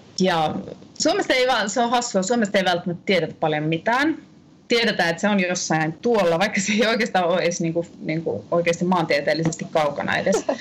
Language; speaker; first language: Finnish; native; Finnish